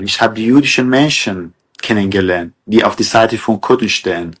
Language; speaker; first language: German; non-native, fluent; Kurdish